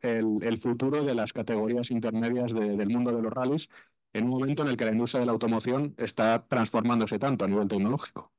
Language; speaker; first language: Spanish; native; Spanish